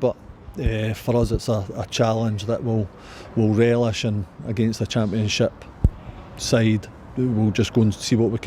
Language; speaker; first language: English; native; English